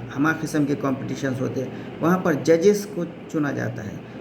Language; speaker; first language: Hindi; non-native, local second language; Marathi